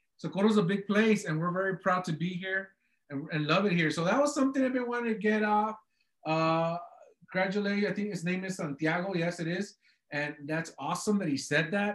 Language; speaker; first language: English; early bilingual, other home language; Spanish